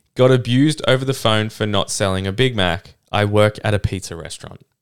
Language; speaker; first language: English; native; English